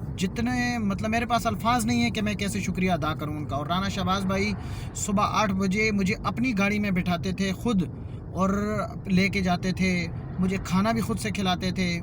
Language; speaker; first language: Urdu; non-native, local second language; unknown